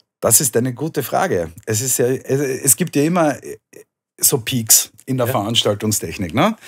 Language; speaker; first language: German; native; German